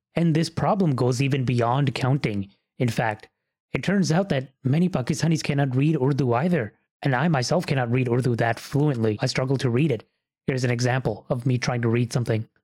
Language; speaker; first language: English; early bilingual, other home language; Punjabi